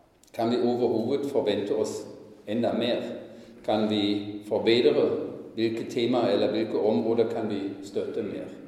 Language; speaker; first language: Norwegian; non-native, fluent; German